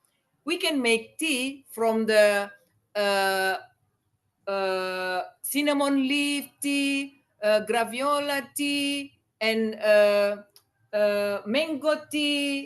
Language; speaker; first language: English; non-native, learner; Indonesian